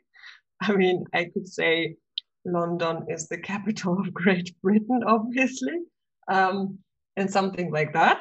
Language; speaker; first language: English; non-native, fluent; Russian